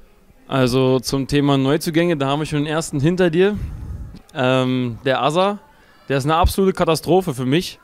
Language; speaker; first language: German; native; German